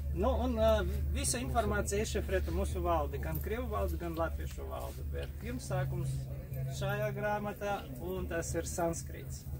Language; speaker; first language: Latvian; non-native, local second language; Russian